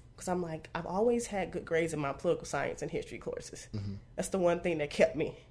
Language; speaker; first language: English; native; English